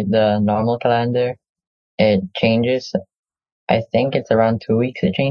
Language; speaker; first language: English; non-native, local second language; Malay